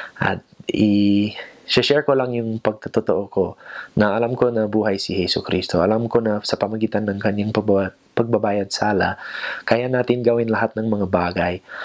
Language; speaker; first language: Filipino; non-native, fluent; English